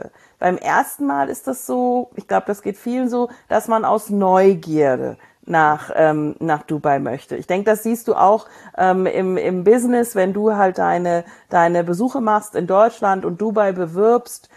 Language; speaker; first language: German; native; German